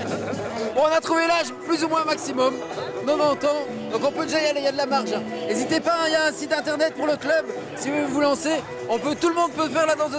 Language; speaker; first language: French; native; French